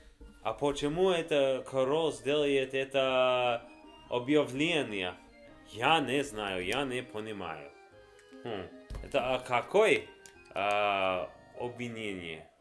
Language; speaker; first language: Russian; non-native, learner; English